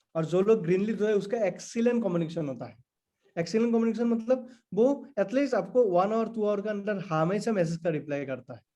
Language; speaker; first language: Hindi; non-native, local second language; Assamese